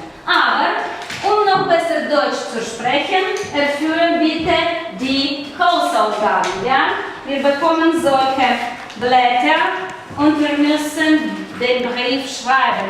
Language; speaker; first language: German; non-native, fluent; Russian